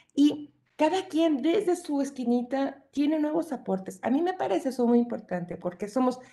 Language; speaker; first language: Spanish; native; Spanish